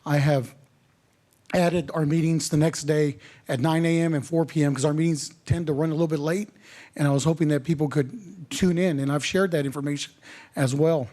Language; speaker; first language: English; native; English